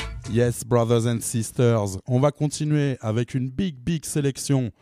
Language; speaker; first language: French; native; French